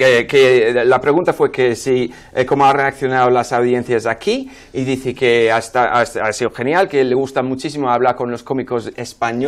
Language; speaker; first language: Spanish; non-native, fluent; English